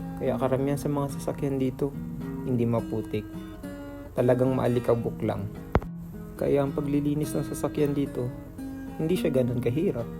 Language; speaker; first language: Filipino; native; Filipino